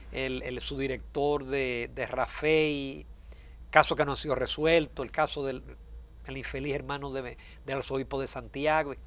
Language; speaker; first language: Spanish; native; Spanish